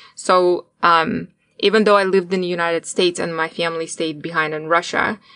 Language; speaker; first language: English; non-native, fluent; Russian